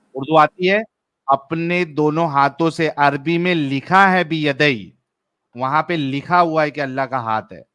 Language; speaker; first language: Urdu; native; Urdu